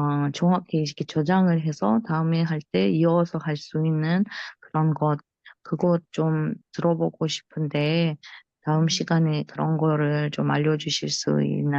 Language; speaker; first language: Korean; non-native, local second language; Russian